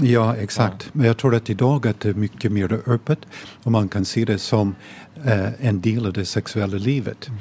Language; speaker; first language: Swedish; non-native, fluent; English